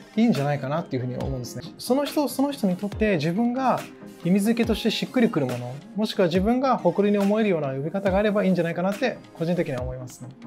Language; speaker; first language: Japanese; early bilingual, other home language; English